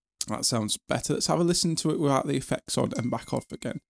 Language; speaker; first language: English; native; English